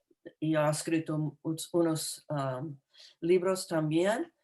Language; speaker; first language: Spanish; non-native, fluent; English